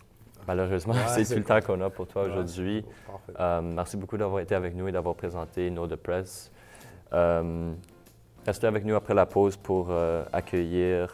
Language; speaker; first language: French; native; French